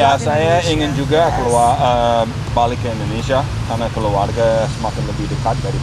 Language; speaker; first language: Indonesian; non-native, fluent; English